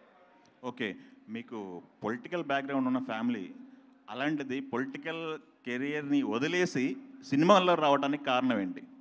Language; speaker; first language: Telugu; native; Telugu